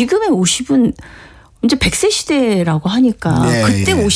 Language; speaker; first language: Korean; native; Korean